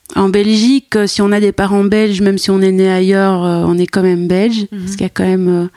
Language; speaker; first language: French; native; French